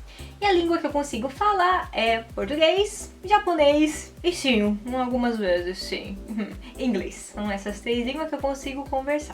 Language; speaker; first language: Portuguese; early bilingual, heritage; Portuguese